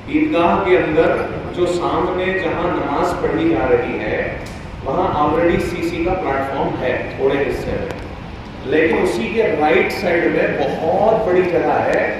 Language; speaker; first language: Hindi; non-native, local second language; Urdu